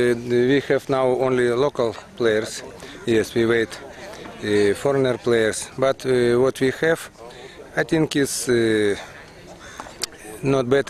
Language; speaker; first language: English; non-native, learner; Ukrainian